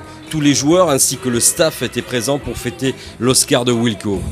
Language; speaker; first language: French; native; French